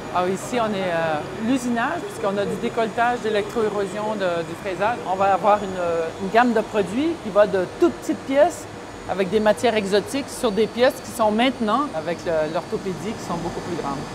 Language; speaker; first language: French; native; French